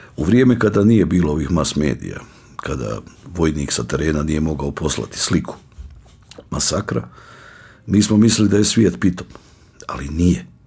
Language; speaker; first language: Croatian; native; Croatian